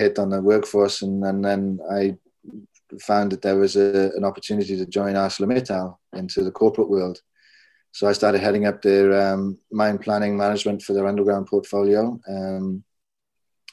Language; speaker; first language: English; native; English